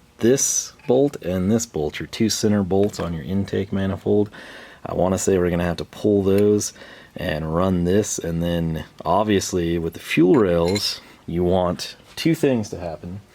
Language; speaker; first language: English; native; English